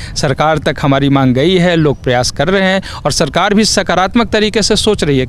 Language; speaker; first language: Hindi; native; Hindi